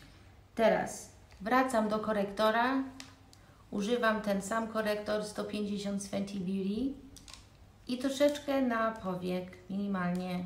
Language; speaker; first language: Polish; early bilingual, heritage; Polish